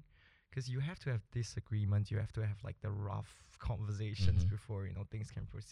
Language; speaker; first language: English; early bilingual, other home language; Spanish